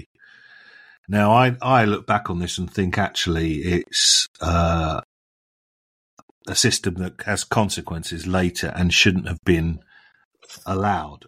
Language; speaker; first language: English; native; English